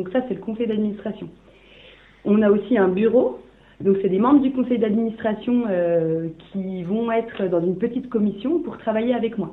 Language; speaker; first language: French; native; French